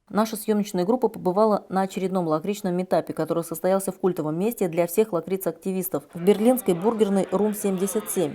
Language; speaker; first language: Russian; native; Russian